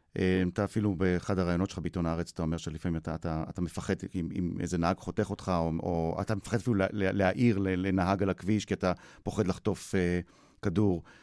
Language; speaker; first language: Hebrew; native; Hebrew